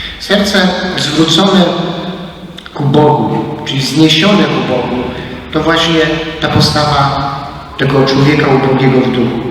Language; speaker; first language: Polish; native; Polish